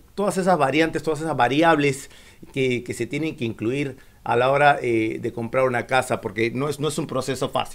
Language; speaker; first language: Spanish; native; Spanish